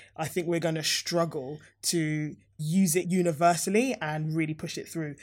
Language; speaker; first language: English; native; English